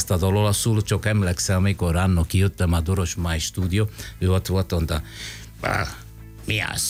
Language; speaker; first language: Hungarian; non-native, learner; Italian